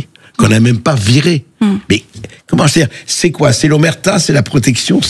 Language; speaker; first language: French; native; French